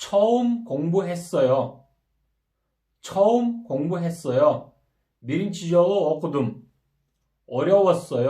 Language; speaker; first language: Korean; non-native, fluent; Kyrgyz